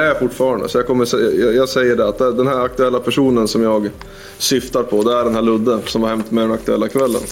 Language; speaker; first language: Swedish; native; Swedish